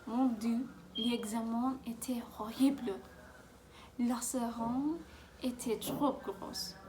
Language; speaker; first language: French; non-native, learner; English